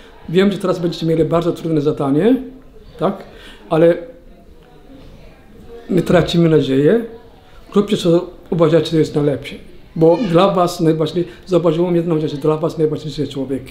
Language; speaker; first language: Polish; non-native, learner; Somali